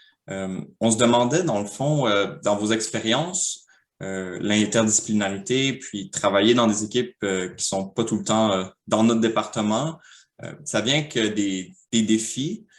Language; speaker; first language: French; native; French